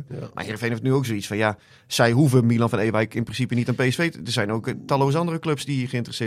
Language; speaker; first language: Dutch; native; Dutch